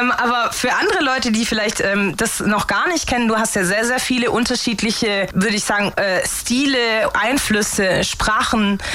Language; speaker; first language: German; native; German